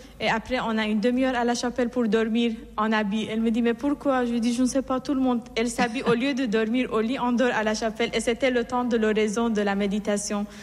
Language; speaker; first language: French; non-native, fluent; Persian